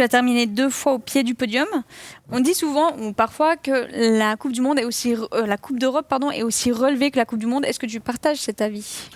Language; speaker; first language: French; native; French